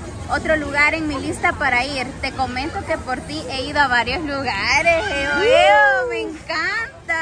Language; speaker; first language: Spanish; native; Spanish